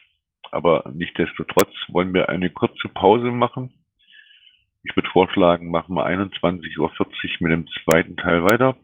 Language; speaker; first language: German; native; German